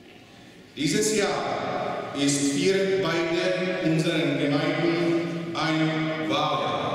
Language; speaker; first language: German; non-native, fluent; Czech